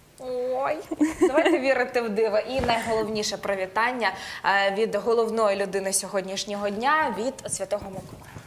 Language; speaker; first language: Ukrainian; native; Ukrainian